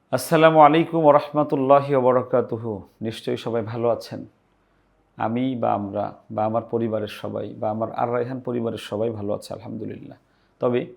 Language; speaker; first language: Bangla; native; Bangla